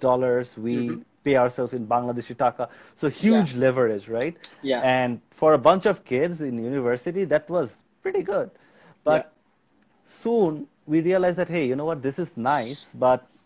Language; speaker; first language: English; non-native, local second language; Bangla